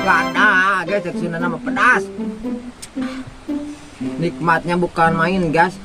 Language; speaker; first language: Indonesian; non-native, local second language; Sundanese